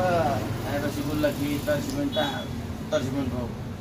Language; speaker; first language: Arabic; native; Arabic